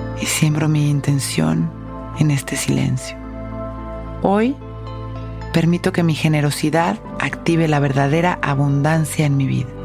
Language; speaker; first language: Spanish; native; Spanish